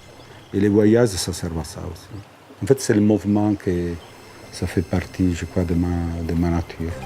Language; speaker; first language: French; non-native, fluent; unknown